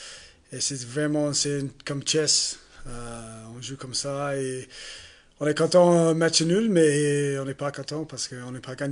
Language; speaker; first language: French; non-native, learner; English